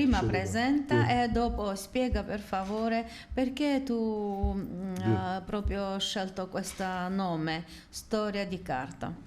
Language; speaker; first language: Italian; non-native, learner; Georgian